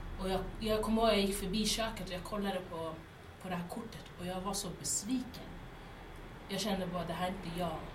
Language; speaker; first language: Swedish; early bilingual, other home language; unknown